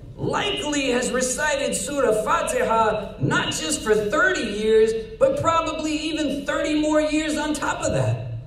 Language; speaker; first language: English; native; English